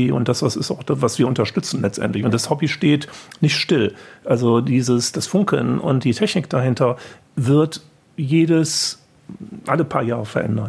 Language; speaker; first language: German; native; German